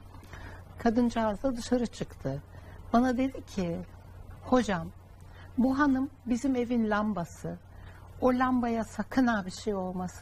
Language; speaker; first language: Turkish; native; Turkish